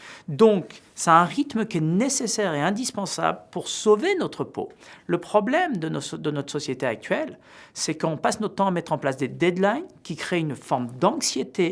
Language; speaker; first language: French; native; French